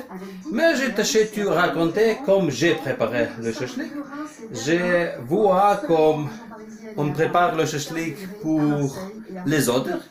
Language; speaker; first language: French; non-native, learner; Ukrainian